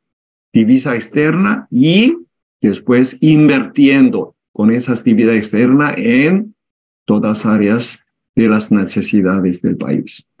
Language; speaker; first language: Spanish; non-native, fluent; Korean